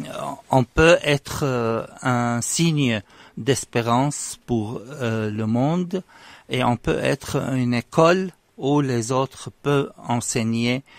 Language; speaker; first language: French; non-native, fluent; Arabic